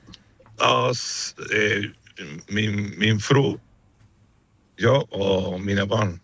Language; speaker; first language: Swedish; non-native, fluent; Spanish